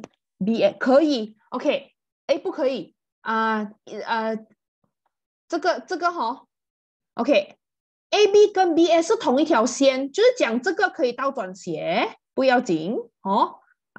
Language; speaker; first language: Chinese; native; Chinese